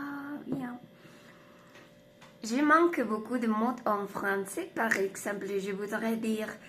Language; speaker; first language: French; non-native, learner; Spanish